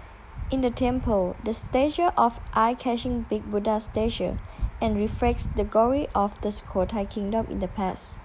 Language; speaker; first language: English; non-native, learner; Thai